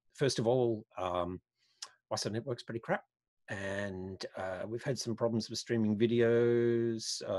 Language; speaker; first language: English; native; English